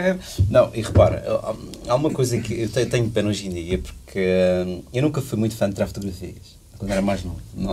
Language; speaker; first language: Portuguese; native; Portuguese